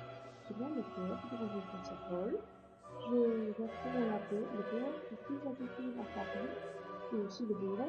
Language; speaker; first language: French; non-native, learner; Dutch